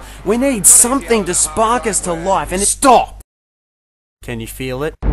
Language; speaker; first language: English; native; English